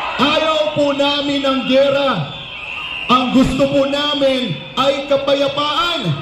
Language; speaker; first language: Filipino; native; Filipino